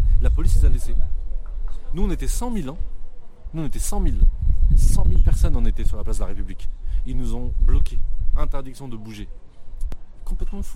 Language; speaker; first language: French; native; French